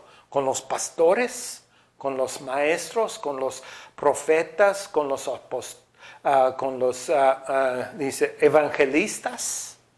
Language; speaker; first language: Spanish; non-native, fluent; English